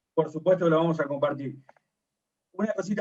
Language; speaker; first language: Spanish; native; Spanish